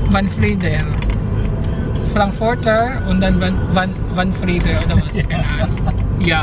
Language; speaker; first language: German; non-native, learner; Filipino